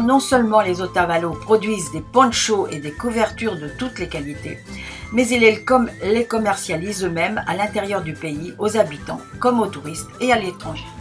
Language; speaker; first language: French; native; French